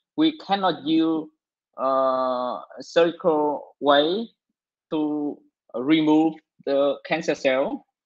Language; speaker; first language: English; non-native, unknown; Vietnamese